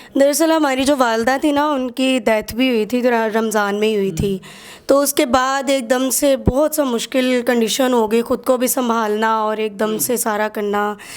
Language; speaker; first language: Urdu; native; Urdu